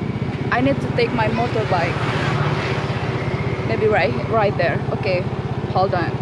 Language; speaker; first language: English; non-native, learner; Indonesian